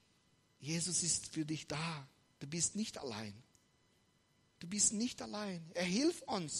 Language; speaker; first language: German; non-native, fluent; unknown